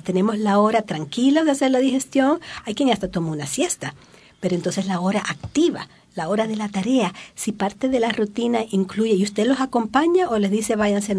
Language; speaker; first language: Spanish; native; Spanish